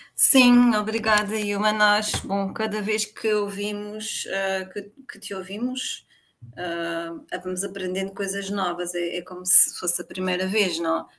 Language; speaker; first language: Portuguese; native; Portuguese